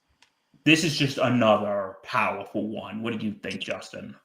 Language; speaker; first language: English; native; English